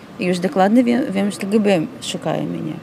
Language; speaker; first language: Polish; non-native, learner; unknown